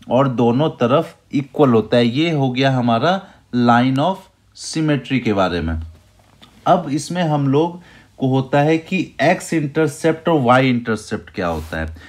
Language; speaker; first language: Hindi; native; Hindi